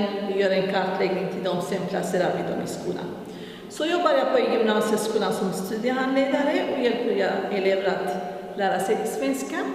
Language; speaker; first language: Swedish; non-native, fluent; Arabic